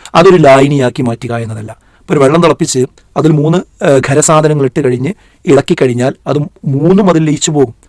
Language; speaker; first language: Malayalam; native; Malayalam